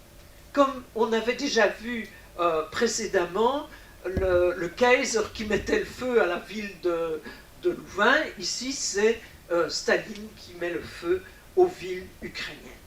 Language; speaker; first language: French; native; French